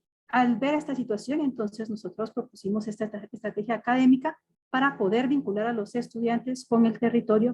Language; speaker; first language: Spanish; native; Spanish